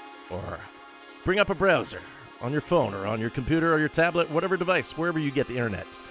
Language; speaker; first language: English; native; English